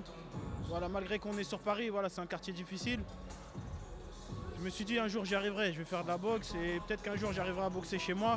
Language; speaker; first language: French; native; French